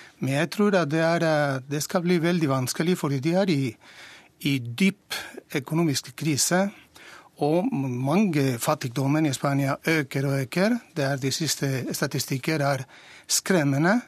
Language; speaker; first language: Norwegian; non-native, fluent; Spanish